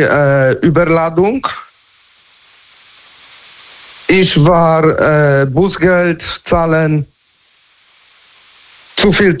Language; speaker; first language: German; non-native, learner; Polish